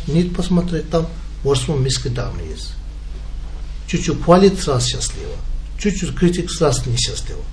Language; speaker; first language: Russian; non-native, learner; Tibetan